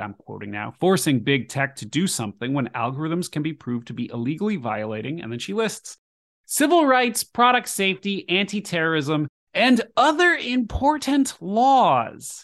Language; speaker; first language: English; native; English